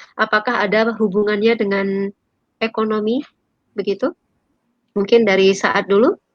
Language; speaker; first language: Indonesian; native; Indonesian